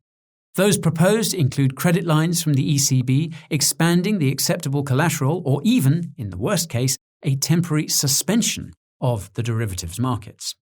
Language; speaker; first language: English; native; English